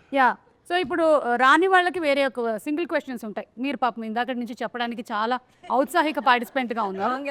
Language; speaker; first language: Telugu; non-native, local second language; Malayalam